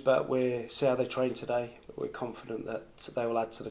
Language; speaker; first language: English; native; English